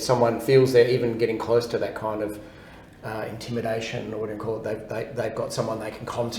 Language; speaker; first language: English; native; English